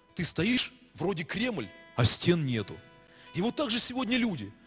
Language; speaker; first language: Russian; native; Russian